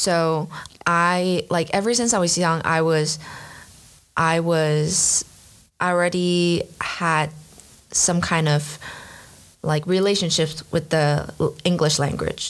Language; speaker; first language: English; non-native, fluent; Chinese